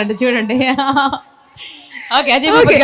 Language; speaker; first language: Telugu; native; Telugu